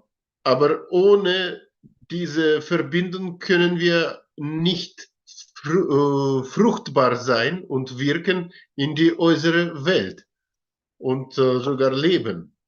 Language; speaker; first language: German; non-native, learner; Russian